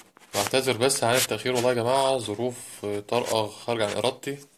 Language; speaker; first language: Arabic; native; Arabic